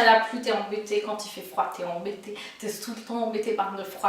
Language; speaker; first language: French; non-native, fluent; Portuguese